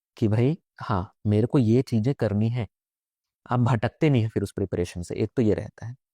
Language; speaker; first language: Hindi; native; Hindi